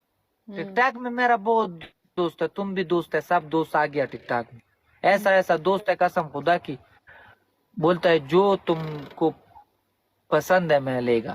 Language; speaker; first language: Hindi; non-native, fluent; Pashto